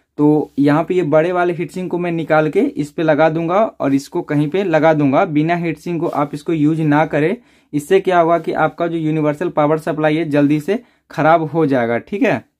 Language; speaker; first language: Hindi; native; Hindi